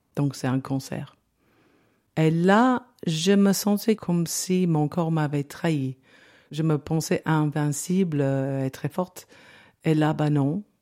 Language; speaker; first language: French; non-native, fluent; English